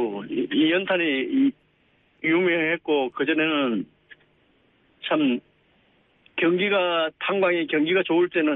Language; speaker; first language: Korean; native; Korean